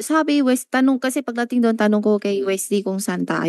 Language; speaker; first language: Filipino; non-native, learner; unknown